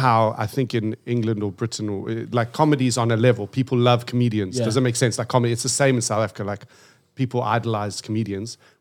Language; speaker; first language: English; native; English